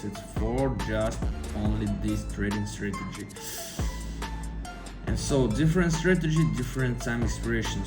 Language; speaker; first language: English; non-native, fluent; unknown